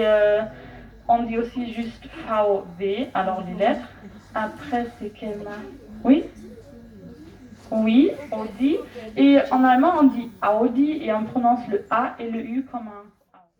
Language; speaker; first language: French; non-native, fluent; German